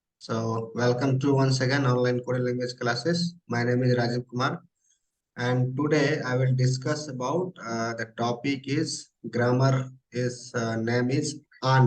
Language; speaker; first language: English; non-native, local second language; Hindi